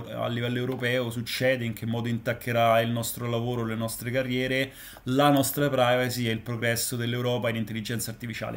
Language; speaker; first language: Italian; native; Italian